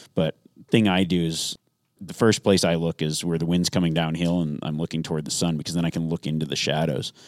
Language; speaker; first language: English; native; English